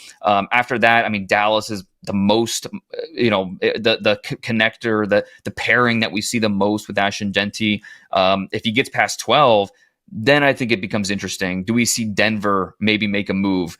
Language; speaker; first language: English; native; English